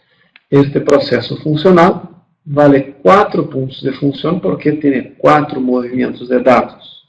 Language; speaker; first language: Spanish; non-native, fluent; Portuguese